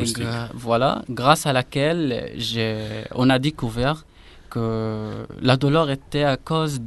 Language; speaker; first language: French; non-native, fluent; Arabic